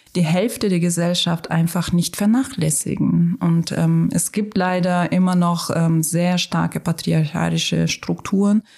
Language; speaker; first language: German; non-native, fluent; Turkish